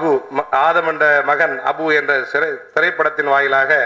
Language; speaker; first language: Tamil; native; Tamil